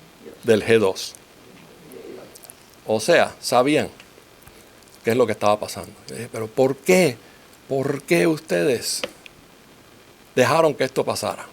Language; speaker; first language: Spanish; native; Spanish